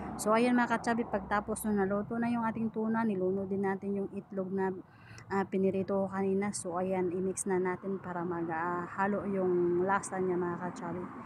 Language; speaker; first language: Filipino; non-native, local second language; Iloko